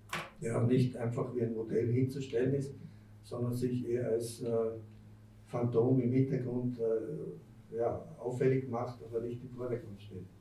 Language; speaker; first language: German; native; German